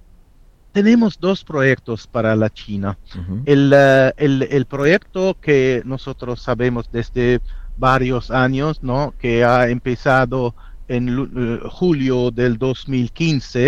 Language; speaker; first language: Spanish; non-native, fluent; Italian